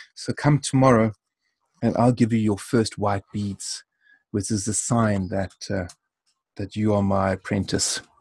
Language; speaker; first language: English; native; English